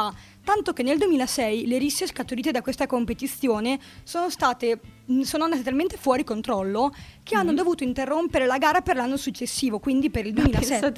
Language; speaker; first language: Italian; native; Italian